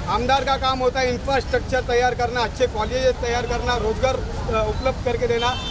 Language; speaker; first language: Hindi; native; Hindi